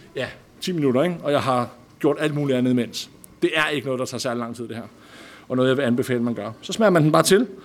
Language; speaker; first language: Danish; native; Danish